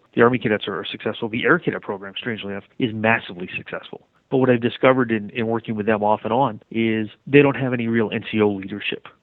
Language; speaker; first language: English; native; English